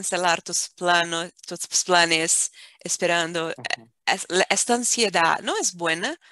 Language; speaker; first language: Spanish; non-native, fluent; Portuguese